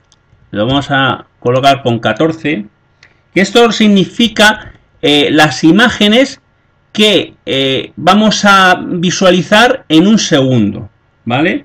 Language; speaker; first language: Spanish; native; Spanish